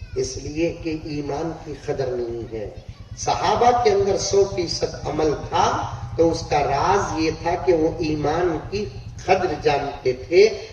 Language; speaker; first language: Urdu; native; Urdu